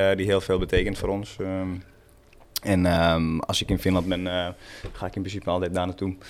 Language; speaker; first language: Dutch; non-native, fluent; Swedish